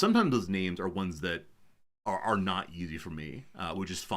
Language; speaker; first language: English; native; English